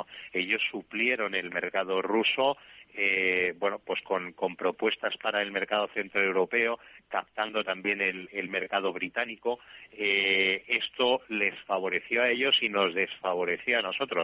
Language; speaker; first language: Spanish; native; Spanish